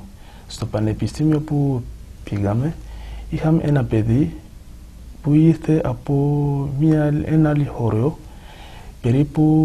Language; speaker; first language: Greek; non-native, fluent; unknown